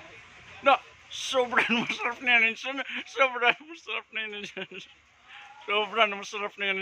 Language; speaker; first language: Filipino; non-native, local second language; Cebuano